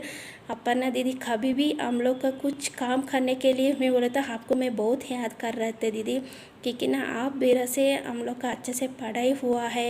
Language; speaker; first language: Hindi; non-native, local second language; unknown